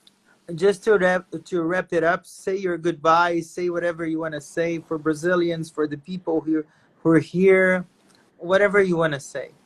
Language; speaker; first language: English; non-native, fluent; Portuguese